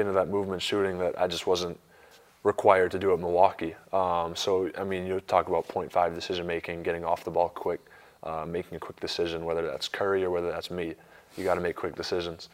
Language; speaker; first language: English; native; English